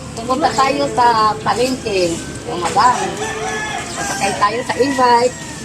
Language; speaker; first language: Filipino; non-native, local second language; Waray